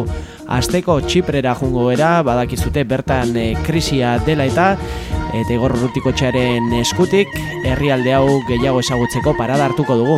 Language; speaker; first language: Basque; native; Basque